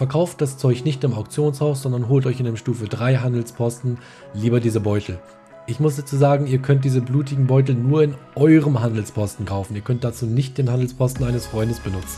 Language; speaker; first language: German; native; German